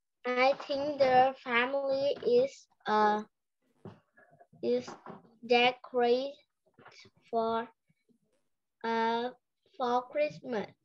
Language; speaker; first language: English; non-native, learner; Vietnamese